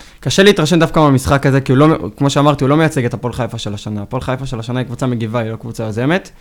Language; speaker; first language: Hebrew; native; Hebrew